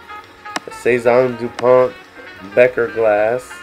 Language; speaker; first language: English; native; English